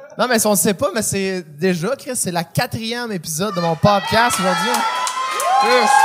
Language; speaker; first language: French; native; French